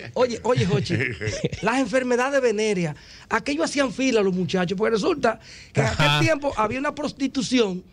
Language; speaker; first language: Spanish; native; Spanish